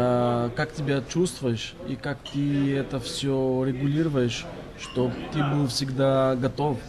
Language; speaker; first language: Russian; non-native, learner; Greek